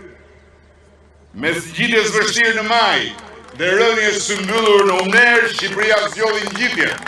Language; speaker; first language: Albanian; native; Albanian